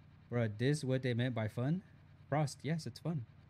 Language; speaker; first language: English; native; English